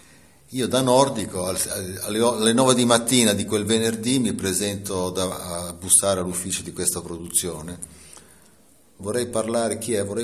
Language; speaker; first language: Italian; native; Italian